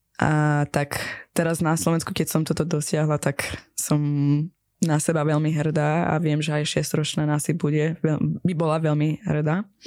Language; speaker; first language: Slovak; non-native, fluent; Persian